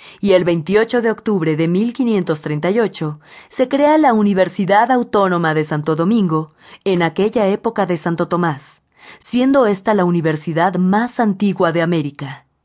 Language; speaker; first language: Spanish; native; Spanish